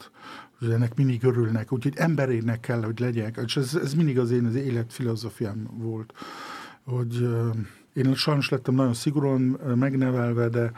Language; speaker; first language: Hungarian; early bilingual, heritage; Hungarian